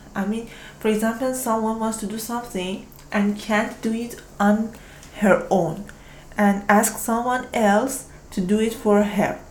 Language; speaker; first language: English; non-native, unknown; Persian